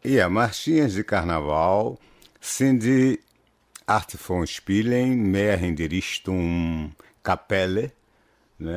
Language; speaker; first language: German; non-native, fluent; Portuguese